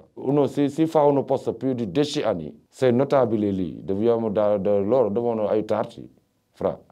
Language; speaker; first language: Italian; non-native, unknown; Wolof